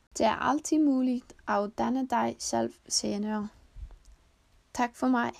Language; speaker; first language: Danish; non-native, learner; Icelandic